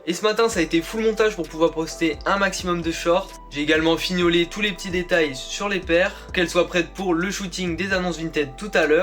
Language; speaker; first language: French; native; French